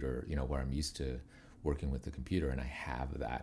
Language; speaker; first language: English; native; English